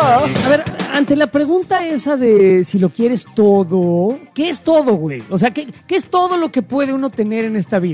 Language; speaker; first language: Spanish; native; Spanish